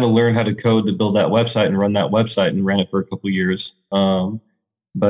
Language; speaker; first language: English; native; English